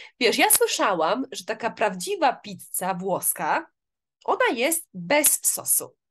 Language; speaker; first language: Polish; native; Polish